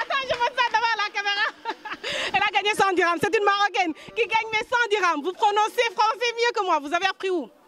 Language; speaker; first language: French; non-native, local second language; Wolof